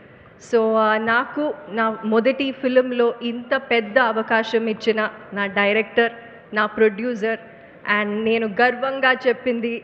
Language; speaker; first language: Telugu; non-native, fluent; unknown